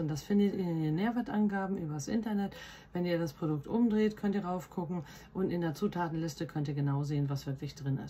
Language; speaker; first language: German; native; German